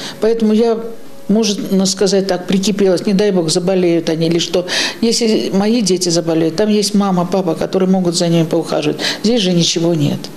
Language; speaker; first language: Russian; early bilingual, other home language; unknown